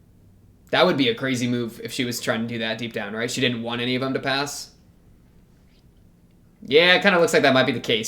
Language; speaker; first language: English; native; English